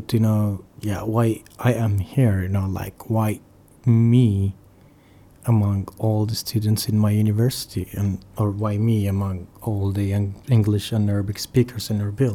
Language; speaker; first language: English; non-native, fluent; Arabic